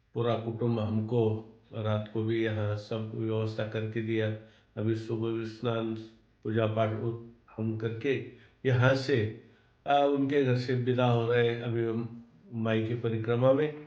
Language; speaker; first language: Hindi; non-native, local second language; Marathi